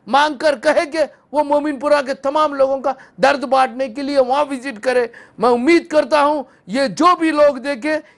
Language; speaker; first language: Hindi; non-native, local second language; Urdu